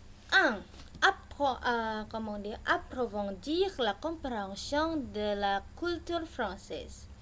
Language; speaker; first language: French; non-native, learner; Indonesian